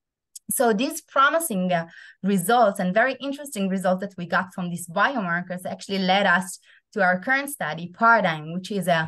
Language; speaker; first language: English; non-native, fluent; Hebrew